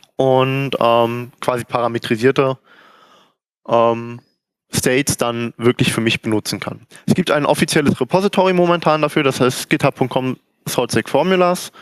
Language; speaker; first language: German; native; German